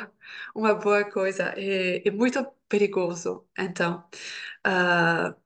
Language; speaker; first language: Portuguese; non-native, learner; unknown